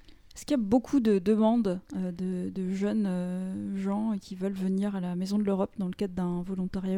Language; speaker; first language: French; native; French